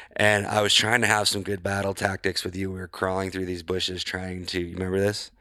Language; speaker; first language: English; native; English